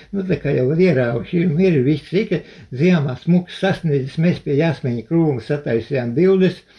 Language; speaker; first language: Latvian; native; Latvian